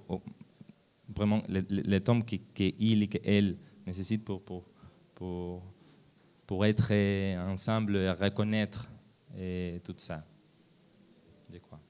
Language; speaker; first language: French; non-native, learner; Spanish